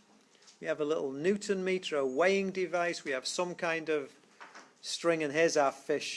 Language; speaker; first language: English; native; English